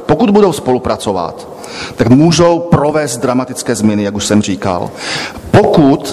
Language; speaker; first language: Czech; native; Czech